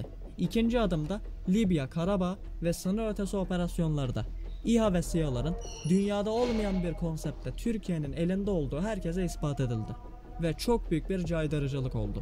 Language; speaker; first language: Turkish; native; Turkish